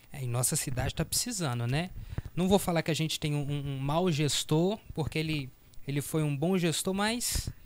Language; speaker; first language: Portuguese; native; Portuguese